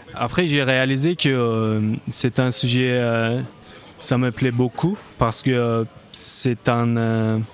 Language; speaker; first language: French; non-native, learner; Turkish